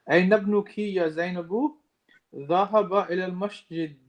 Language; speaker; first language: Arabic; non-native, learner; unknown